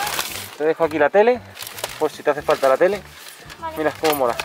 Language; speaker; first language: Spanish; native; Spanish